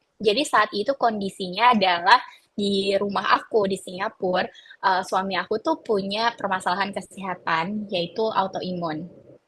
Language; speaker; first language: Indonesian; native; Indonesian